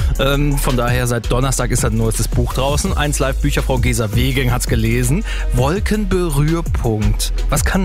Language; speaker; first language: German; native; German